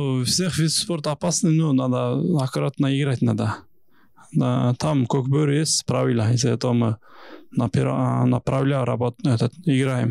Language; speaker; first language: Russian; non-native, local second language; Kyrgyz